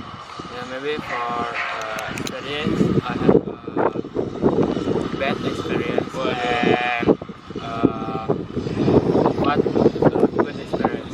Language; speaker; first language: English; non-native, learner; Indonesian